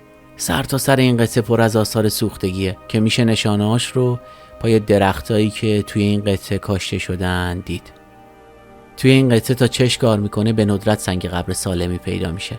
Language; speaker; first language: Persian; native; Persian